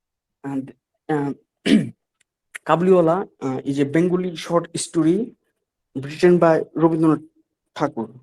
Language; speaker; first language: English; non-native, learner; Bangla